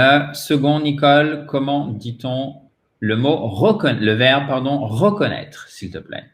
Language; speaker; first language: French; native; French